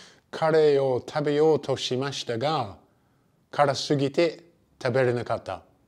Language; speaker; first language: Japanese; non-native, fluent; English